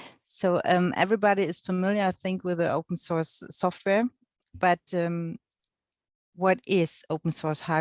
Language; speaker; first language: English; non-native, fluent; German